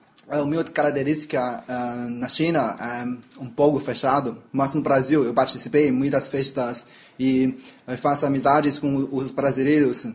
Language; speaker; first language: Portuguese; non-native, learner; Chinese